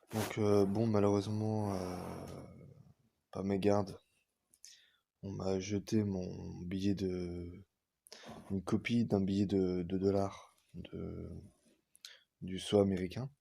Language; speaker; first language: French; native; French